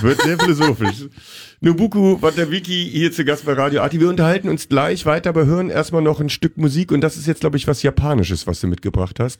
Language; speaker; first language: German; native; German